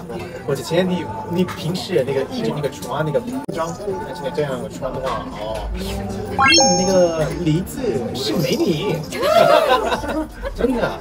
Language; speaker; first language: Chinese; non-native, fluent; Korean